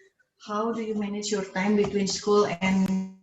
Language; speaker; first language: English; non-native, learner; Indonesian